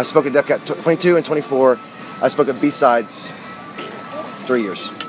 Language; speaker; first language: English; early bilingual, other home language; Spanish